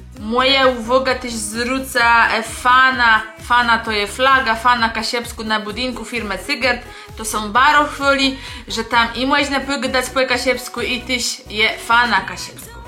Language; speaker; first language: Polish; non-native, local second language; Kashubian